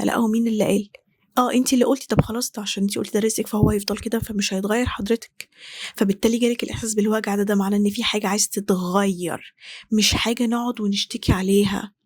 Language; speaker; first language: Arabic; native; Arabic